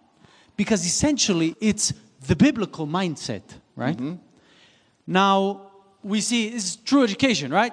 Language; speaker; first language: English; non-native, fluent; Swiss German